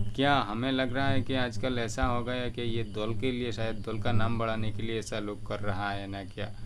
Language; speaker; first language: Hindi; non-native, local second language; Bangla